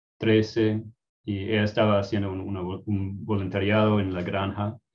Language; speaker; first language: Spanish; non-native, fluent; English